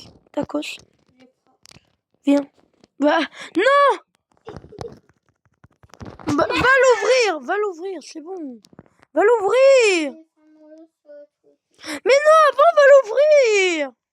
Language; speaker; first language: French; native; French